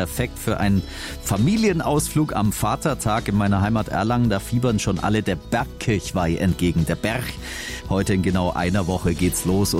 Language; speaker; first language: German; native; German